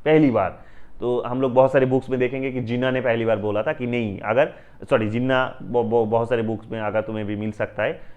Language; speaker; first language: Hindi; non-native, local second language; Bangla